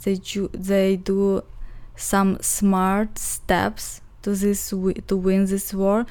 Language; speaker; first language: English; non-native, learner; Ukrainian